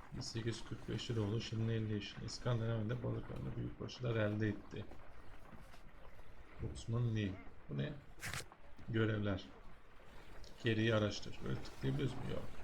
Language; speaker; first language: Turkish; native; Turkish